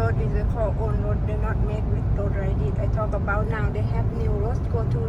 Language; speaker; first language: English; non-native, learner; Thai